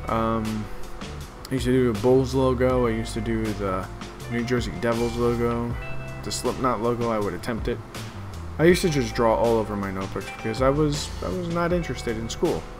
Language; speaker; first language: English; native; English